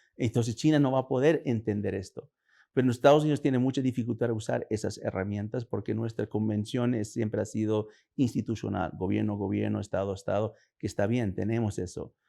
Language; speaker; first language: Spanish; early bilingual, heritage; Spanish